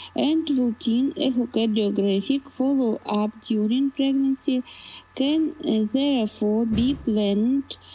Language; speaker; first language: English; non-native, learner; Russian